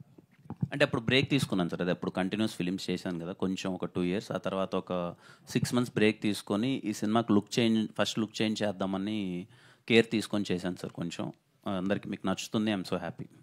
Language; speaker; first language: Telugu; native; Telugu